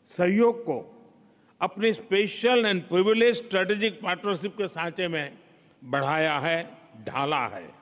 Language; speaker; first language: Hindi; non-native, local second language; Gujarati